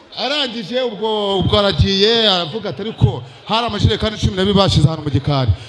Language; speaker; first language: Kinyarwanda; native; Kinyarwanda